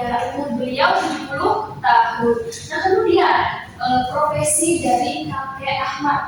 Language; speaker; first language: Indonesian; native; Indonesian